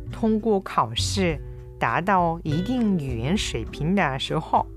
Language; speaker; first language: Chinese; non-native, fluent; Japanese